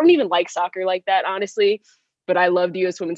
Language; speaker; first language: English; native; English